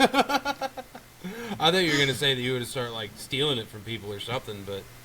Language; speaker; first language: English; native; English